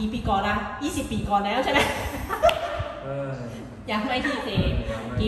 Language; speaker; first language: Thai; non-native, learner; Cantonese